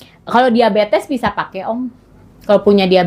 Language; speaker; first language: Indonesian; native; Indonesian